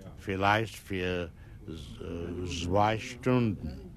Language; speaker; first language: German; non-native, learner; English